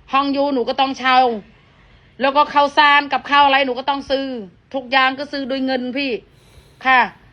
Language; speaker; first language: Thai; non-native, fluent; Khmer